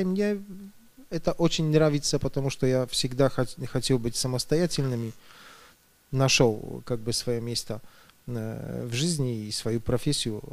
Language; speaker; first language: Russian; non-native, fluent; Polish